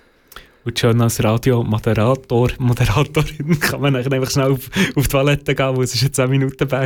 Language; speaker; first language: German; native; German